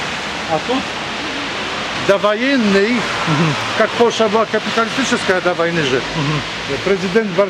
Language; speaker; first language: Russian; non-native, learner; Polish